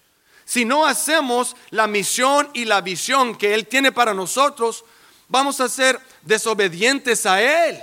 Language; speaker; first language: Spanish; early bilingual, heritage; English